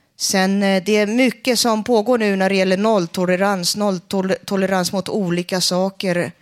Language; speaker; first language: Swedish; non-native, fluent; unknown